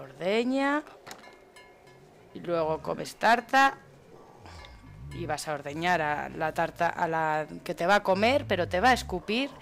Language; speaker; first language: Spanish; native; Spanish